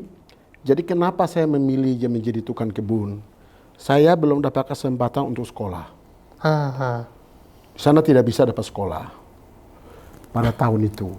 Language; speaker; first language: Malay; non-native, local second language; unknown